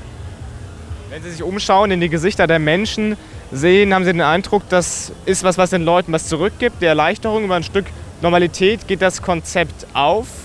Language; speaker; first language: German; native; German